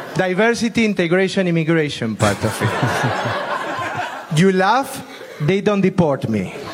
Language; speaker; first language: English; non-native, fluent; Spanish